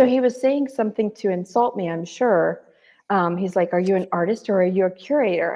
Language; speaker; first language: English; native; English